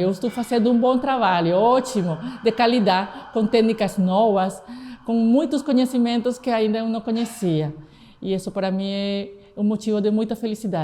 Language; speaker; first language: Portuguese; non-native, fluent; Spanish